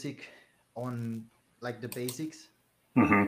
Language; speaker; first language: English; non-native, fluent; Hungarian